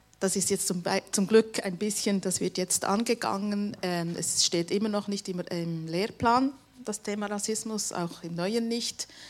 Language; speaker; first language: German; native; German